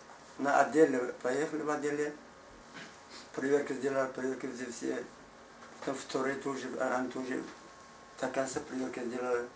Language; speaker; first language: Russian; non-native, learner; Tajik